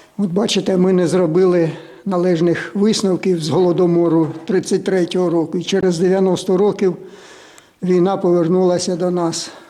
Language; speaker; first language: Ukrainian; native; Ukrainian